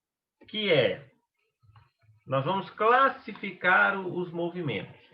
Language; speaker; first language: Portuguese; native; Portuguese